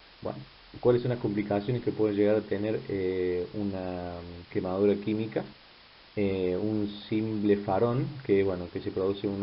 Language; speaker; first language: Spanish; native; Spanish